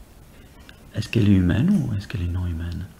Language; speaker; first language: French; native; French